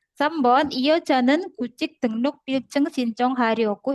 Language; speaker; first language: Korean; non-native, fluent; Indonesian